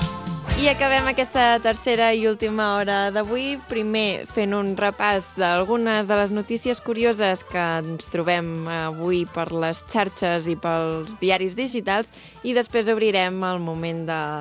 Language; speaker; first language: Catalan; native; Catalan